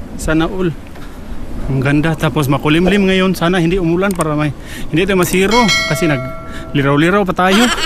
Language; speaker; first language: Filipino; native; Filipino